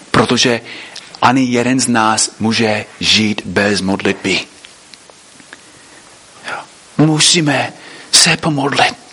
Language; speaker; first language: Czech; non-native, fluent; English